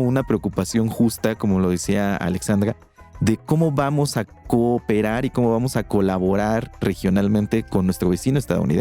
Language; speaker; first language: Spanish; native; Spanish